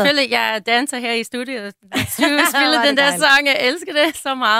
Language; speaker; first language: Danish; non-native, fluent; English